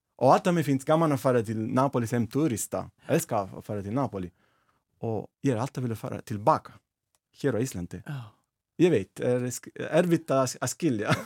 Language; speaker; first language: Icelandic; non-native, learner; Italian